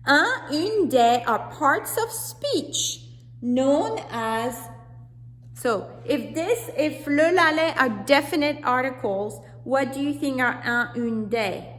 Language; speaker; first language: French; non-native, fluent; English